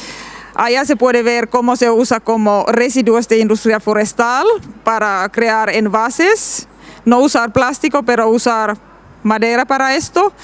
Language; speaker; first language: Spanish; non-native, learner; Finnish